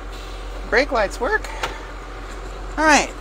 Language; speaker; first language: English; native; English